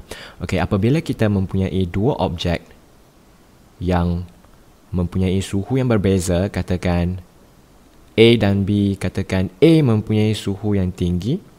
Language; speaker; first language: Malay; native; Malay